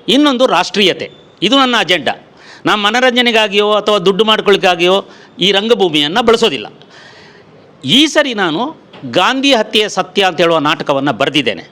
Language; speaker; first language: Kannada; non-native, local second language; Kodava